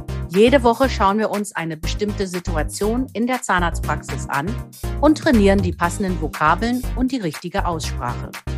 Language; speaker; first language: German; native; German